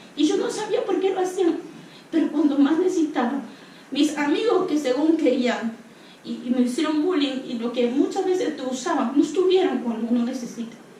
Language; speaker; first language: Spanish; non-native, local second language; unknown